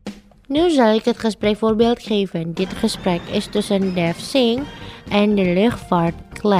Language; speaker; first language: Dutch; non-native, local second language; Indonesian